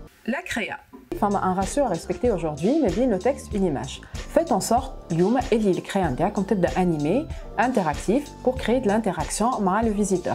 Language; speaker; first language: French; non-native, local second language; Arabic